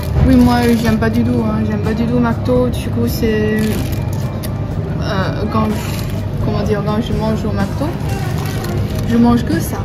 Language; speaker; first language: French; non-native, learner; Chinese